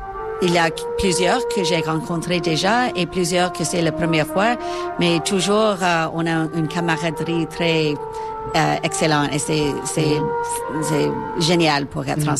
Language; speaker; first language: French; non-native, local second language; English